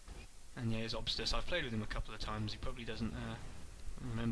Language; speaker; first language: English; native; English